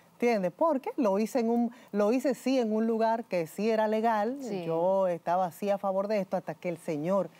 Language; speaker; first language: Spanish; native; Spanish